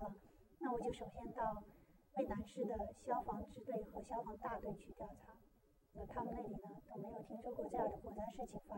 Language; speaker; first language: Chinese; native; Chinese